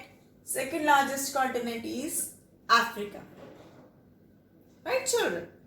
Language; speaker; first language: English; non-native, local second language; Telugu